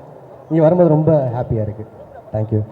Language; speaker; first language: Tamil; non-native, learner; Telugu